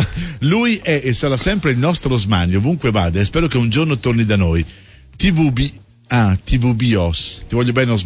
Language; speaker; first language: Italian; native; Italian